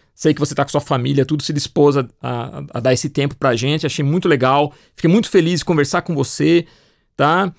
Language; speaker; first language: Portuguese; native; Portuguese